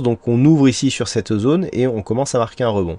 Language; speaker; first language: French; native; French